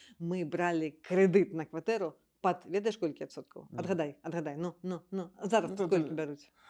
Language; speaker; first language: Belarusian; native; Belarusian